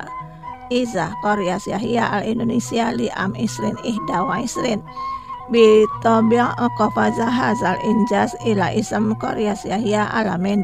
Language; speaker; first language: Arabic; non-native, fluent; Indonesian